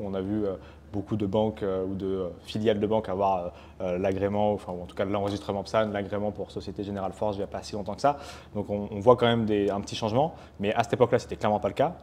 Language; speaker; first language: French; native; French